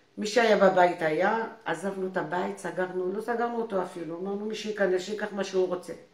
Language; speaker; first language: Hebrew; non-native, fluent; French